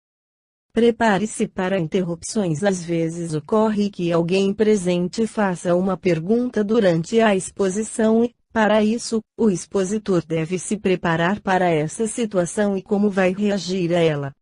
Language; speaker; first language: Portuguese; native; Portuguese